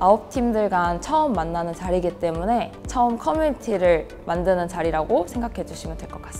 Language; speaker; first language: Korean; native; Korean